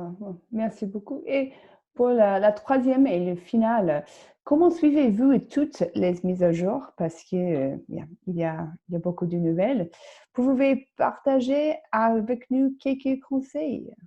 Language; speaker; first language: French; non-native, fluent; English